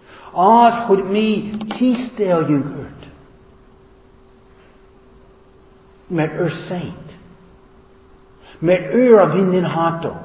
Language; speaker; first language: Hungarian; non-native, fluent; English